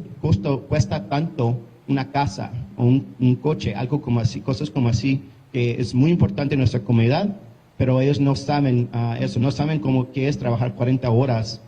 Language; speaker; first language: Spanish; early bilingual, heritage; English